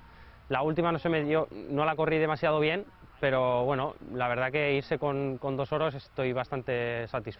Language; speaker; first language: Spanish; non-native, local second language; Catalan